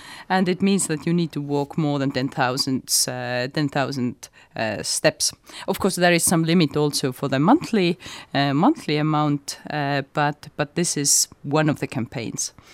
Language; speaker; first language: English; non-native, fluent; Estonian